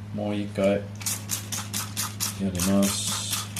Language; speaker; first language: Japanese; non-native, learner; English